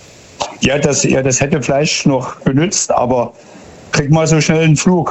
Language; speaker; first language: German; native; German